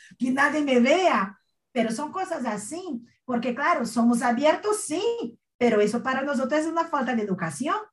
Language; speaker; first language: Spanish; non-native, fluent; Portuguese